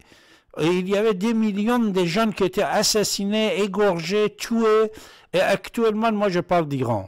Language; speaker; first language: French; non-native, fluent; Persian